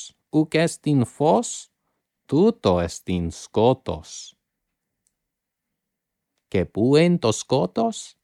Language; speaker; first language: Greek; non-native, fluent; English